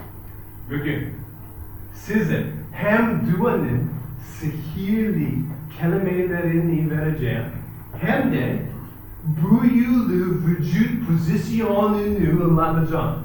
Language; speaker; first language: Turkish; non-native, fluent; English